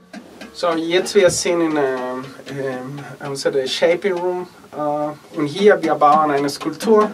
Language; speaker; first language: German; non-native, fluent; Spanish